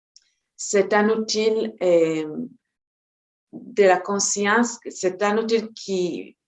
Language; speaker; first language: French; non-native, fluent; Hebrew